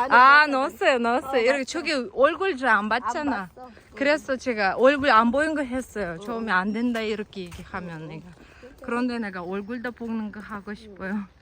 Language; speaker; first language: Korean; non-native, learner; Kazakh